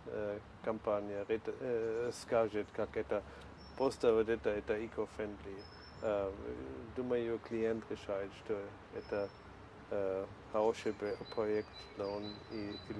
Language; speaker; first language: Russian; non-native, learner; Polish